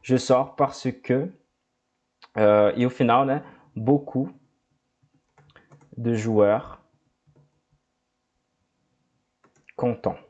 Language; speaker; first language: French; non-native, fluent; Portuguese